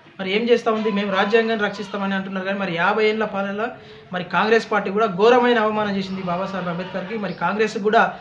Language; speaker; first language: Telugu; native; Telugu